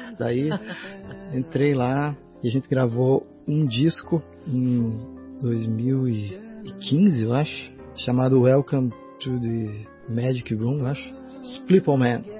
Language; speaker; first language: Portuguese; native; Portuguese